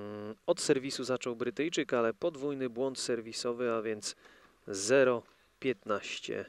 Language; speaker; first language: Polish; native; Polish